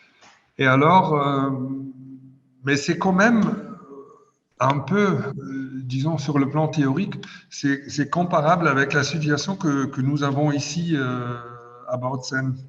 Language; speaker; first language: French; non-native, fluent; German